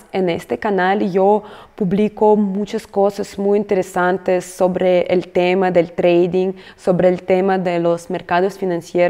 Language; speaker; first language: Spanish; non-native, fluent; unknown